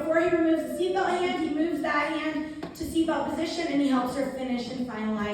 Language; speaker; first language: English; native; English